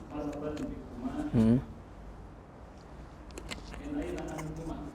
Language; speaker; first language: Arabic; non-native, learner; Indonesian